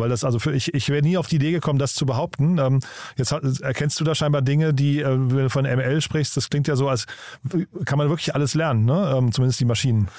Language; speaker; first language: German; native; German